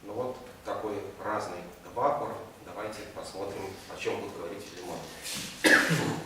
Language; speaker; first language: Russian; native; Russian